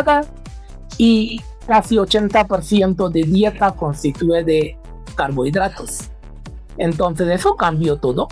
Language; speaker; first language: Spanish; non-native, fluent; Hindi